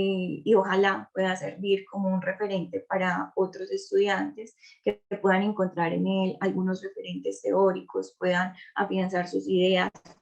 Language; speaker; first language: Spanish; native; Spanish